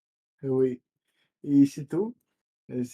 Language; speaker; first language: French; non-native, fluent; Russian